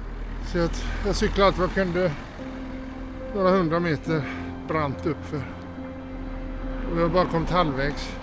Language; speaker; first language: Swedish; native; Swedish